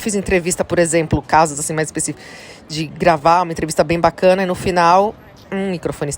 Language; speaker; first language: Portuguese; native; Portuguese